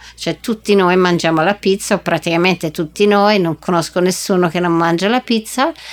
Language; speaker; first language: Italian; non-native, fluent; English